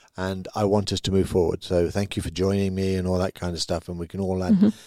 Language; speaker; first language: English; native; English